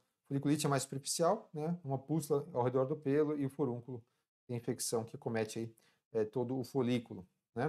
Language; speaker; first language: Portuguese; native; Portuguese